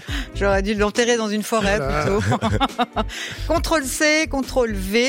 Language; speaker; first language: French; native; French